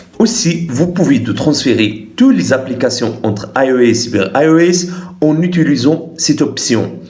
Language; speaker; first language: French; non-native, local second language; Arabic